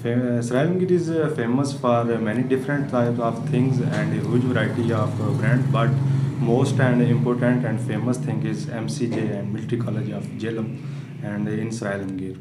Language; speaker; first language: English; non-native, learner; Punjabi